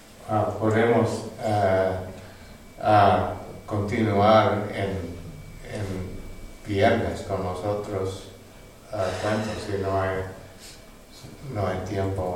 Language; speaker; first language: Spanish; non-native, learner; English